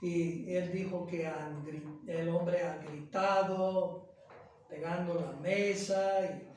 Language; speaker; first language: Spanish; non-native, fluent; English